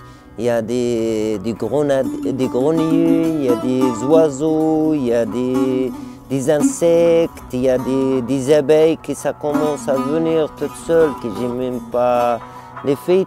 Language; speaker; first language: French; non-native, learner; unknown